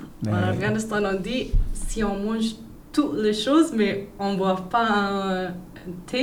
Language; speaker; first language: French; non-native, learner; Persian